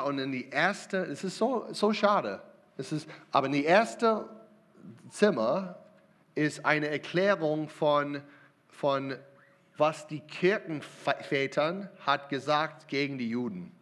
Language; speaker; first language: German; non-native, learner; English